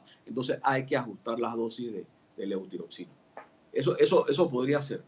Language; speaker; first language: Spanish; native; Spanish